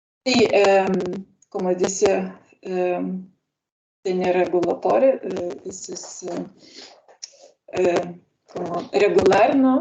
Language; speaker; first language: Spanish; non-native, learner; Lithuanian